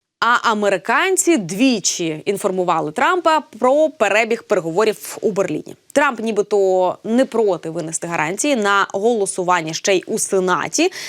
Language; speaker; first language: Ukrainian; native; Ukrainian